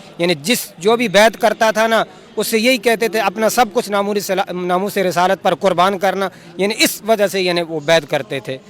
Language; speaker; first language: Urdu; non-native, local second language; Pahari-Potwari